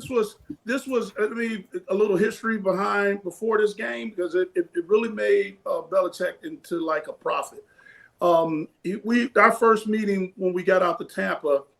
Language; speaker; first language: English; native; English